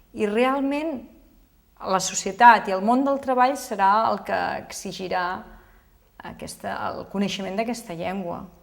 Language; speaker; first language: Catalan; non-native, local second language; Spanish